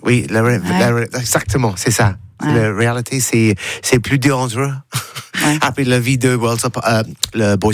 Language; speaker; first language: French; non-native, learner; English